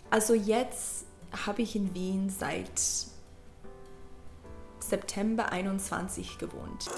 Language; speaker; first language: German; non-native, learner; English